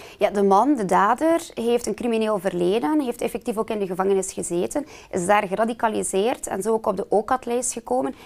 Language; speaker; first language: Dutch; native; Dutch